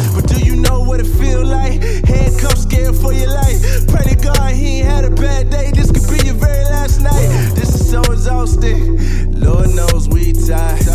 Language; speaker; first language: English; native; English